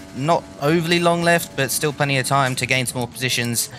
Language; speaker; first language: English; native; English